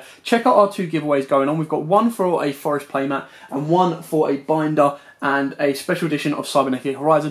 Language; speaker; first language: English; native; English